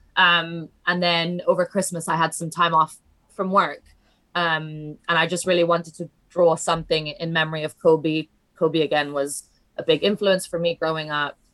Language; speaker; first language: English; non-native, fluent; Italian